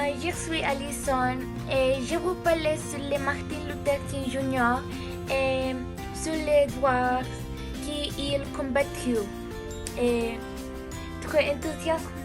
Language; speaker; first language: French; non-native, learner; English